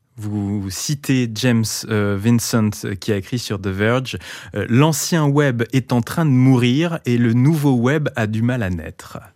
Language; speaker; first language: French; native; French